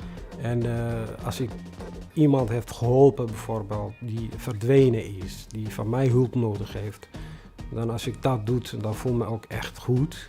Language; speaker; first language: Dutch; non-native, fluent; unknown